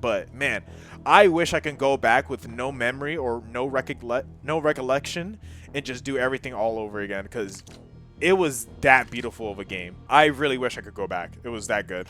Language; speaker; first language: English; native; English